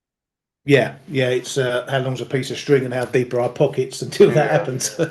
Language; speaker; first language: English; native; English